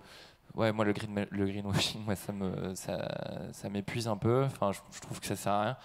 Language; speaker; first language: French; native; French